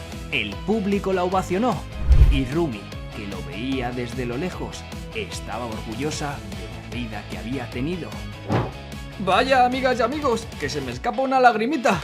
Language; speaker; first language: Spanish; native; Spanish